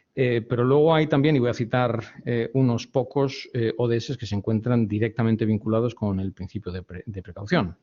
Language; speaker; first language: Spanish; native; Spanish